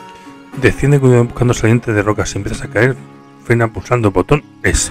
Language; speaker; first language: Spanish; native; Spanish